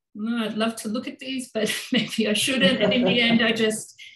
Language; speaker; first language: English; native; English